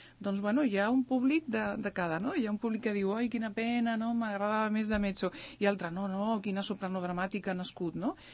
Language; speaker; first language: Catalan; early bilingual, other home language; Spanish